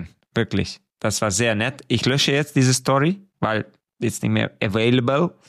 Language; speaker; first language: German; non-native, fluent; Hungarian